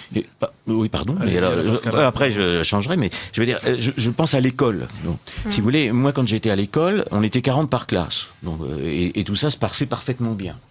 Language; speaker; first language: French; native; French